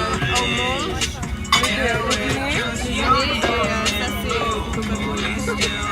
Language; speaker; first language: French; non-native, learner; Arabic